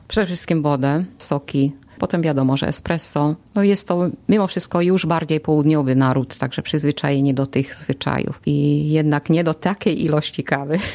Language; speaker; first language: Polish; non-native, fluent; Hungarian